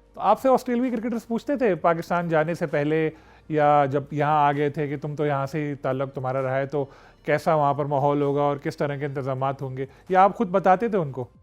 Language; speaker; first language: Urdu; native; Urdu